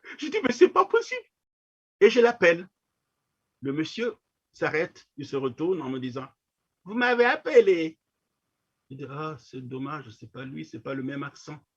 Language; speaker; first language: French; non-native, local second language; Kongo